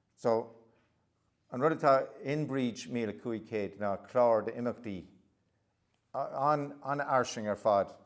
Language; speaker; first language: Irish; non-native, local second language; English